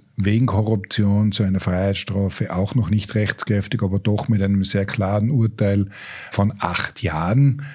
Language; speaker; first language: German; native; German